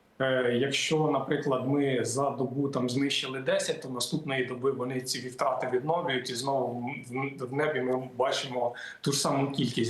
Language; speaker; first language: Ukrainian; native; Ukrainian